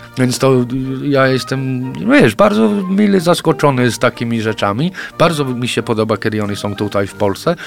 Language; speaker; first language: Polish; non-native, fluent; English